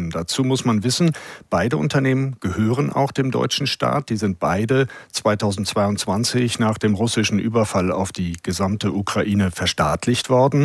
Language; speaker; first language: German; native; German